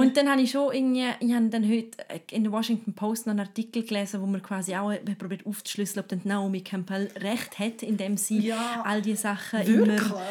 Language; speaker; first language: German; native; German